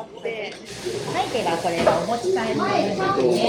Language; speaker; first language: Japanese; native; Japanese